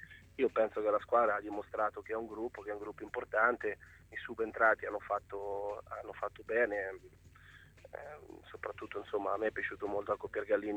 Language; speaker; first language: Italian; native; Italian